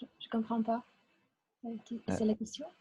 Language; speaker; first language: French; non-native, learner; Russian